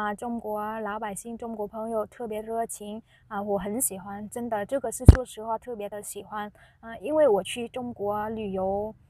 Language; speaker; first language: Chinese; non-native, fluent; Vietnamese